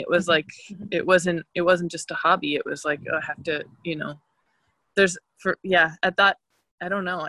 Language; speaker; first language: English; native; English